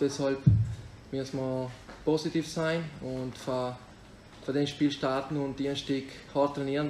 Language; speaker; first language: German; non-native, local second language; Italian